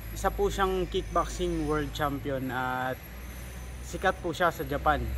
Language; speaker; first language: Filipino; native; Filipino